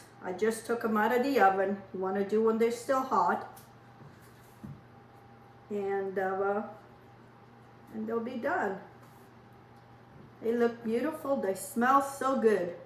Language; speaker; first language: English; non-native, fluent; Portuguese